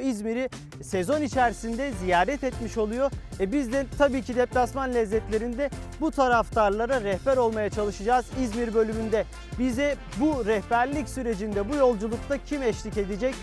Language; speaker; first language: Turkish; native; Turkish